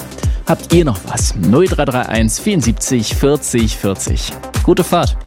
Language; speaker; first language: German; native; German